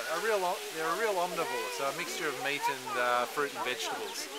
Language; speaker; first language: English; native; English